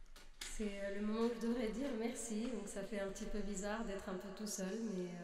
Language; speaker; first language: French; non-native, local second language; Arabic